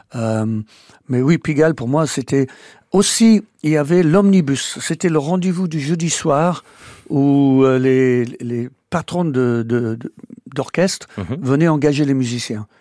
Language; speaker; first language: French; non-native, fluent; English